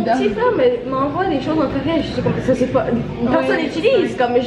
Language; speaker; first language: French; non-native, local second language; English